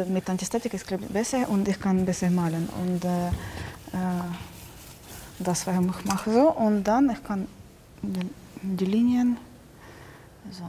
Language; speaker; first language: German; non-native, learner; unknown